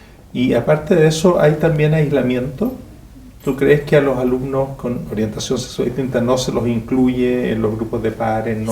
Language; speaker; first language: Spanish; native; Spanish